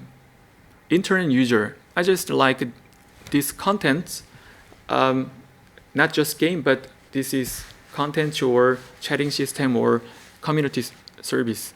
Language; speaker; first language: English; non-native, learner; Korean